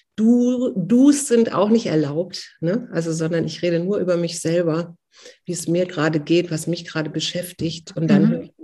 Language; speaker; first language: German; native; German